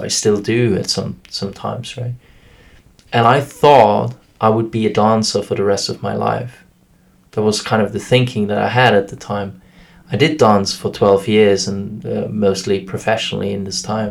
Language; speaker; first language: English; non-native, fluent; German